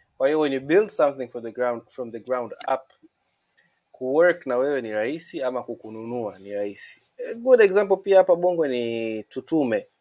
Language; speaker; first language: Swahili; native; Swahili